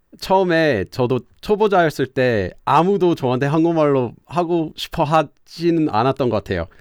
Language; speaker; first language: Korean; non-native, fluent; English